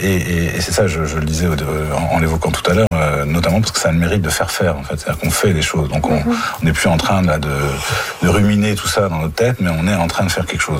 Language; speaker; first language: French; native; French